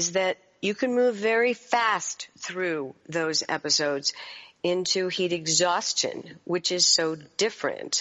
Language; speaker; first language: English; native; English